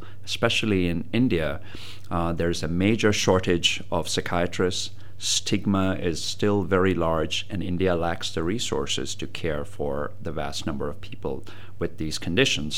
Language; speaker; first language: English; non-native, local second language; Tamil